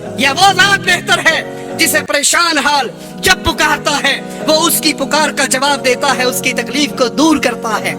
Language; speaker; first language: Urdu; non-native, local second language; Punjabi